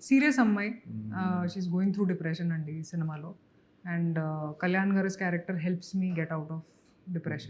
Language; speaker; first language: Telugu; non-native, fluent; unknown